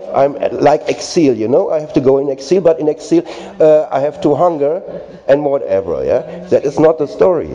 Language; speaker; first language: English; non-native, learner; German